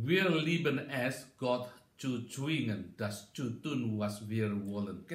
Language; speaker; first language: German; non-native, learner; Indonesian